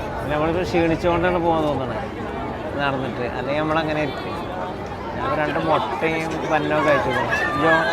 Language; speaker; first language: Malayalam; native; Malayalam